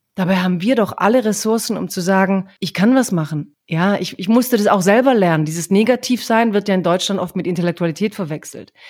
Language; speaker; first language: German; early bilingual, other home language; Croatian